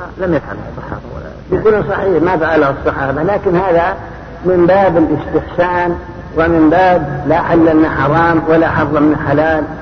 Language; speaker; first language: Arabic; native; Arabic